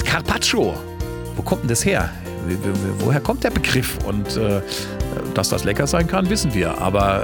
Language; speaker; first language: German; native; German